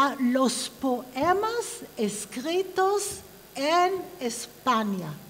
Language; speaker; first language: Spanish; non-native, fluent; Hebrew